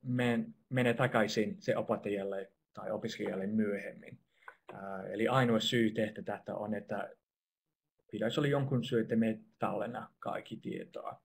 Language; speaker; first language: Finnish; non-native, fluent; English